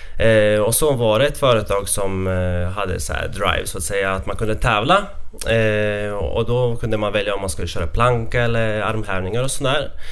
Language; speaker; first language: Swedish; non-native, fluent; Latvian